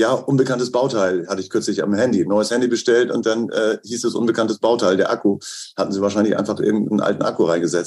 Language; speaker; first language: German; native; German